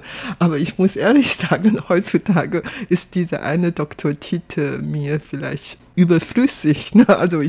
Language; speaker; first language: German; non-native, fluent; Chinese